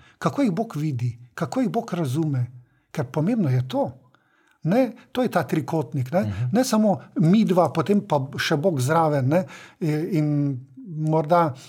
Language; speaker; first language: Slovenian; native; Slovenian